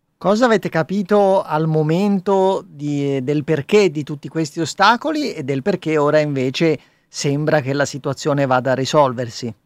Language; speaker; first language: Italian; native; Italian